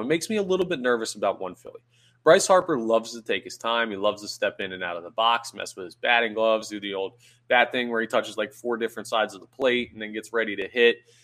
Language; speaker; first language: English; native; English